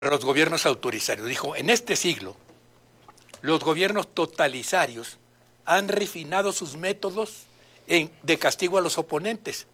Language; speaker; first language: Spanish; native; Spanish